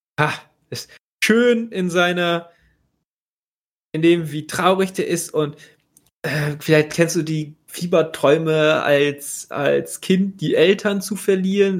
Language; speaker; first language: German; native; German